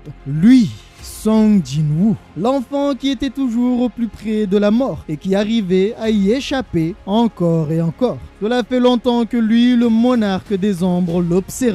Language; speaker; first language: French; native; French